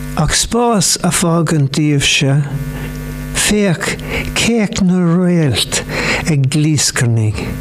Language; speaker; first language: Irish; non-native, local second language; English